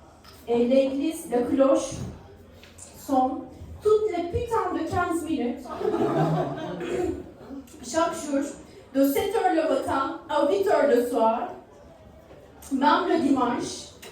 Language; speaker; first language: French; non-native, learner; Turkish